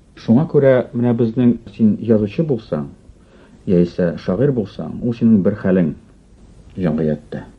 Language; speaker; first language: Tatar; non-native, local second language; Russian